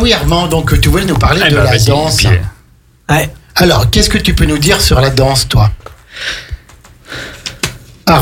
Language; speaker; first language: French; native; French